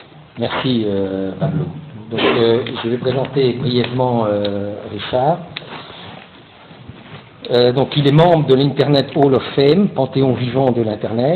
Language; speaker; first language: French; native; French